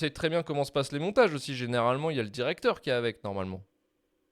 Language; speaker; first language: French; native; French